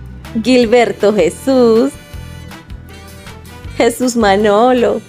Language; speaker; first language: Spanish; native; Spanish